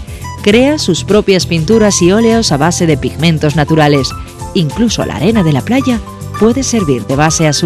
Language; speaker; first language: Spanish; native; Spanish